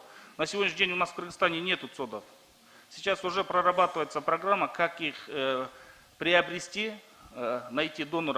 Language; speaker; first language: Russian; non-native, local second language; Kyrgyz